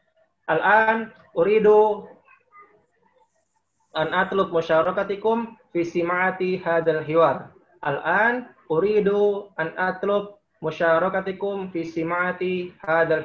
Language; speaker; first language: Arabic; non-native, fluent; Indonesian